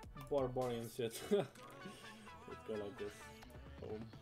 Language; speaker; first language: English; non-native, fluent; Romanian